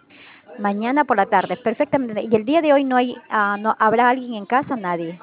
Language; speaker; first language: Spanish; native; Spanish